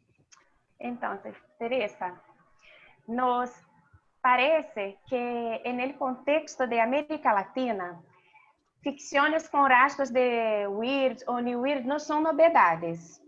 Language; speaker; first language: Spanish; non-native, learner; Portuguese